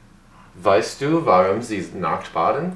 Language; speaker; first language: German; non-native, learner; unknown